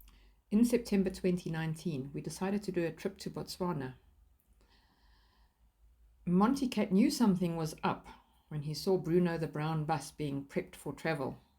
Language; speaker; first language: English; native; English